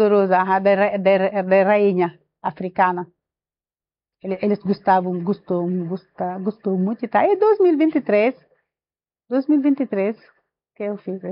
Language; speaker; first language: Portuguese; non-native, learner; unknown